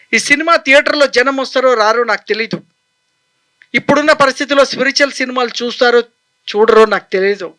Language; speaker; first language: Telugu; native; Telugu